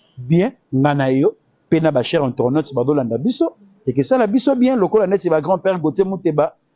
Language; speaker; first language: Lingala; native; Lingala